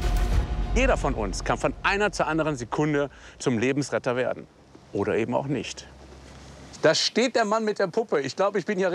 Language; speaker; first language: German; native; German